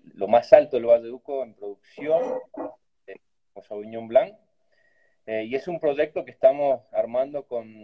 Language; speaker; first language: Spanish; native; Spanish